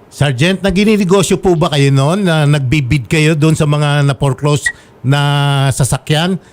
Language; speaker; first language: Filipino; native; Filipino